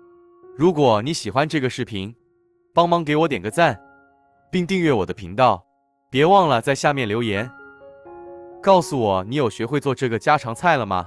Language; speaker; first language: Chinese; native; Chinese